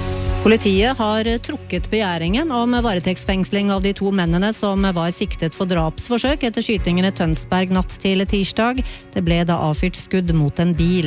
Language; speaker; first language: Norwegian; native; Norwegian